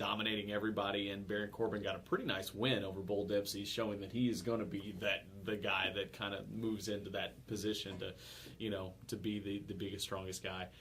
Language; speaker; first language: English; native; English